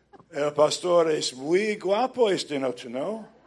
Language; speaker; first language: Spanish; non-native, learner; English